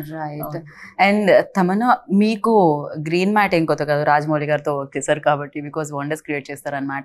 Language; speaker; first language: Telugu; native; Telugu